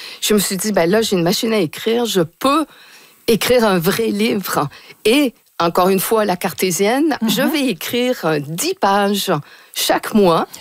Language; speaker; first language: French; native; French